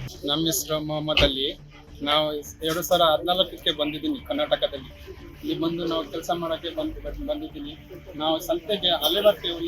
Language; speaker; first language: Kannada; non-native, learner; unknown